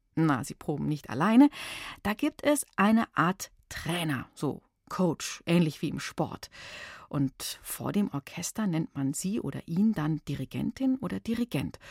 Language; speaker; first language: German; native; German